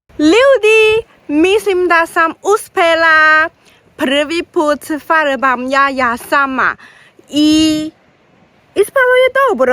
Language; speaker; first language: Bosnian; non-native, learner; Chinese